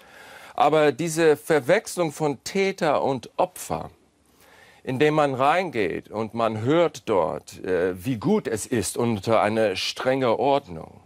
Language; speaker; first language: German; non-native, fluent; English